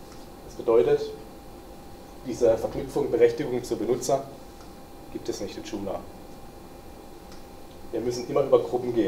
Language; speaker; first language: German; native; German